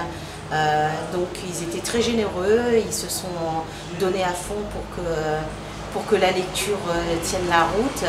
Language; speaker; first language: French; native; French